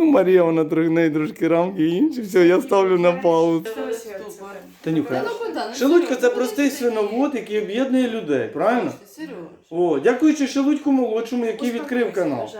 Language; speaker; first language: Ukrainian; native; Ukrainian